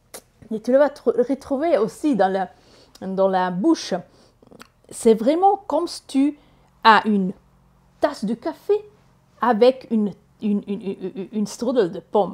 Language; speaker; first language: French; non-native, learner; Italian